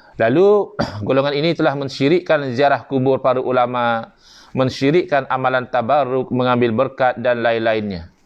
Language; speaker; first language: Malay; native; Malay